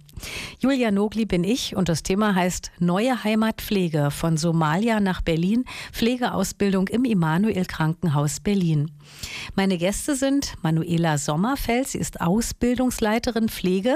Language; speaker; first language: German; native; German